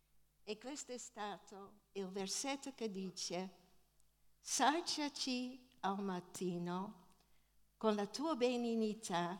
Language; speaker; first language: Italian; non-native, fluent; Dutch